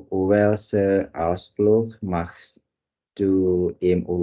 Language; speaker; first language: German; non-native, learner; Indonesian